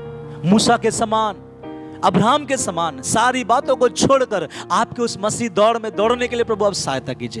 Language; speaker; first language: Hindi; non-native, local second language; Bangla